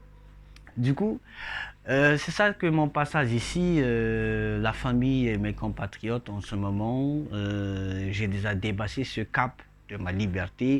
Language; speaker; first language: French; non-native, local second language; Malagasy